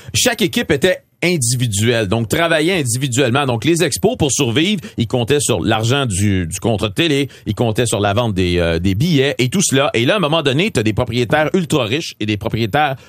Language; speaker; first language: French; native; French